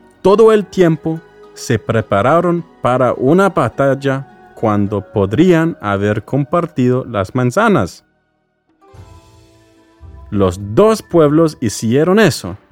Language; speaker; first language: Spanish; non-native, fluent; English